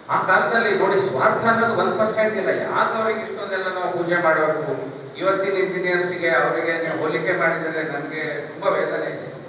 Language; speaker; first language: Kannada; native; Kannada